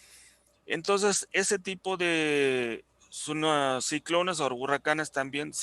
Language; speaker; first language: Spanish; non-native, fluent; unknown